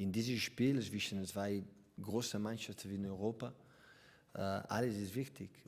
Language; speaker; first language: German; non-native, learner; Catalan